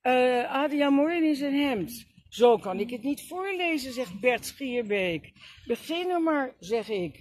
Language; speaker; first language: Dutch; native; Dutch